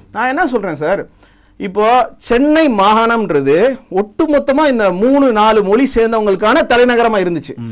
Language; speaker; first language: Tamil; non-native, local second language; Telugu